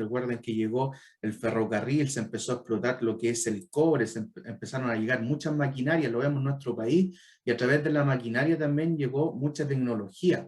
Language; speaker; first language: Spanish; native; Spanish